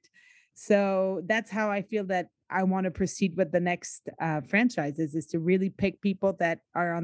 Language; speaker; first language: English; native; English